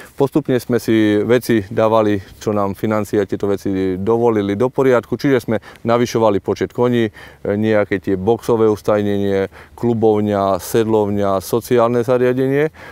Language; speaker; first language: Slovak; native; Slovak